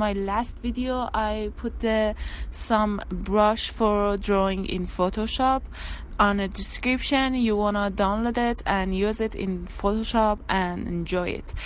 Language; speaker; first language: English; non-native, learner; Persian